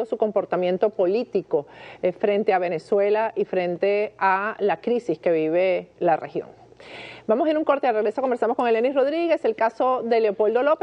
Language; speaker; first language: Spanish; native; Spanish